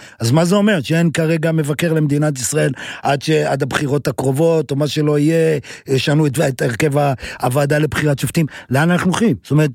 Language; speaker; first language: Hebrew; native; Hebrew